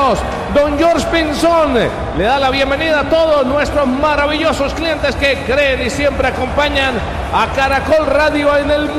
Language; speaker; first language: Spanish; native; Spanish